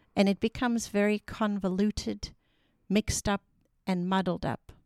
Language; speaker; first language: English; non-native, local second language; Afrikaans